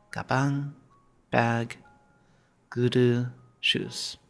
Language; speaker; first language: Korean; non-native, learner; English